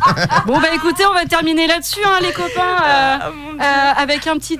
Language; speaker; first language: French; native; French